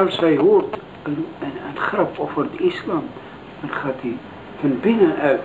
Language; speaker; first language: Dutch; non-native, learner; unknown